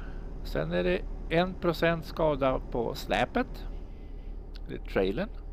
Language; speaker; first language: Swedish; native; Swedish